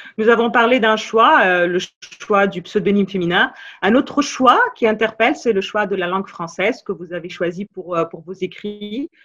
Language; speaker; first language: French; non-native, local second language; Arabic